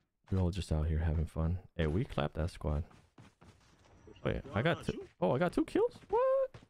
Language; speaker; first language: English; early bilingual, other home language; Spanish